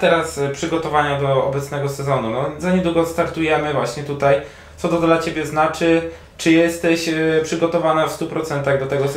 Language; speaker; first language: Polish; native; Polish